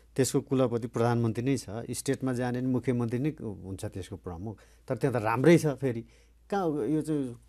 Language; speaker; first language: Nepali; native; Nepali